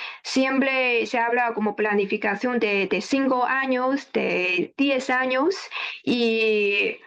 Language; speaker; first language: Spanish; non-native, fluent; Chinese